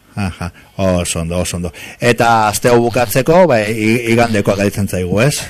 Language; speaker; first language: Basque; native; Basque